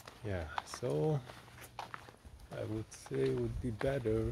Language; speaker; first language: English; non-native, fluent; Portuguese